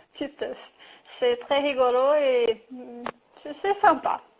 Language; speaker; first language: French; non-native, fluent; Portuguese